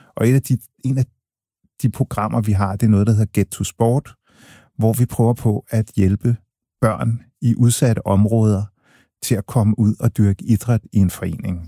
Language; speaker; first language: Danish; early bilingual, other home language; English